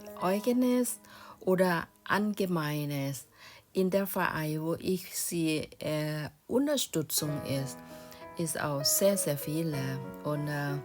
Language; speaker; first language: German; non-native, learner; Thai